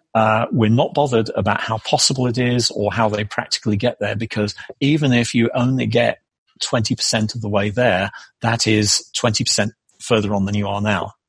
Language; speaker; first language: English; native; English